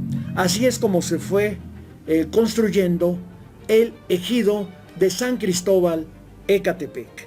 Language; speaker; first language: Spanish; native; Spanish